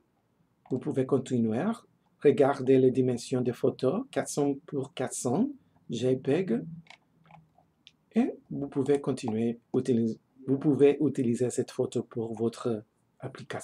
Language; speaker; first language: French; non-native, fluent; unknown